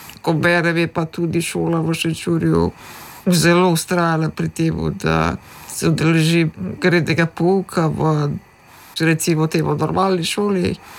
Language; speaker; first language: Slovenian; early bilingual, other home language; Macedonian